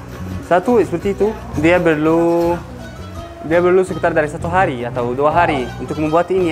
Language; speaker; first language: Indonesian; non-native, learner; Arabic